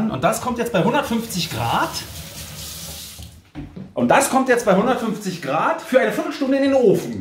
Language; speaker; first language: German; native; German